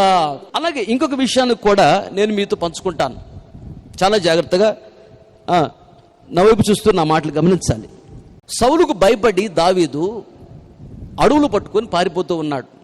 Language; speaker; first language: Telugu; native; Telugu